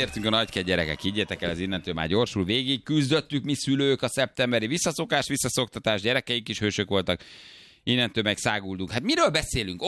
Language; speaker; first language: Hungarian; native; Hungarian